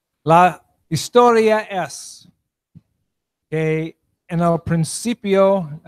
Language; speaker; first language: Spanish; non-native, learner; English